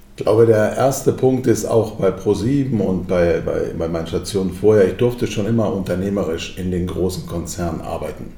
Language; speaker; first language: German; early bilingual, other home language; Croatian